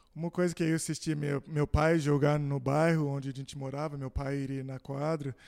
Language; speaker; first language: Portuguese; non-native, fluent; English